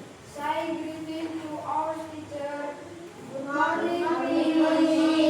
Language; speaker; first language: English; non-native, learner; Indonesian